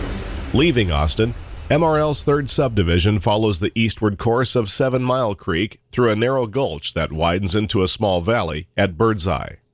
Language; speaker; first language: English; native; English